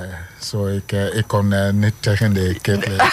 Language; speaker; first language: Dutch; non-native, fluent; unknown